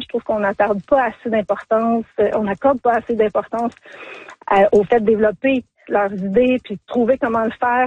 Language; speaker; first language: French; native; French